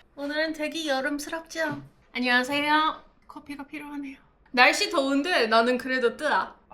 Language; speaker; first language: Korean; non-native, fluent; English